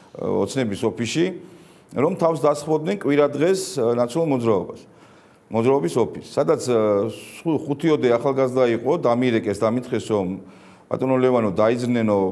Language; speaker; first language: Georgian; native; Georgian